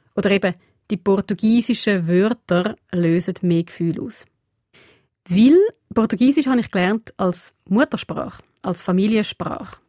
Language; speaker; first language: German; early bilingual, other home language; Portuguese